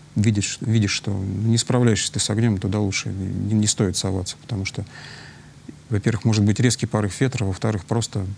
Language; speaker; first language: Russian; native; Russian